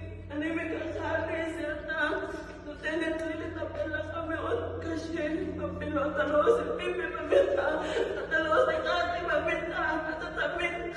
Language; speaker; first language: Hebrew; non-native, learner; Filipino